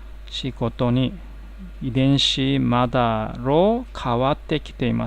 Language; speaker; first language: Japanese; non-native, fluent; Korean